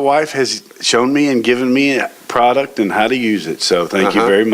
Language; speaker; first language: English; native; English